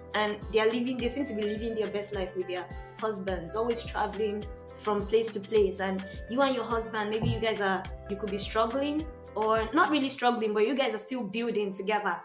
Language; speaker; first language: English; non-native, local second language; Yoruba